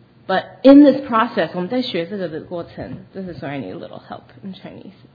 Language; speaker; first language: English; early bilingual, other home language; Chinese